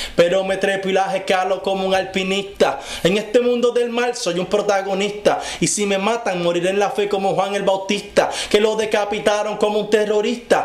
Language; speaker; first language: Spanish; native; Spanish